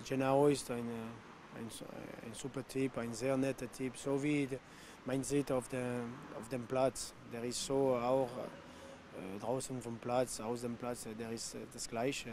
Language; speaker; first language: German; non-native, local second language; French